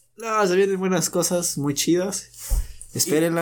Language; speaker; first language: Spanish; native; Spanish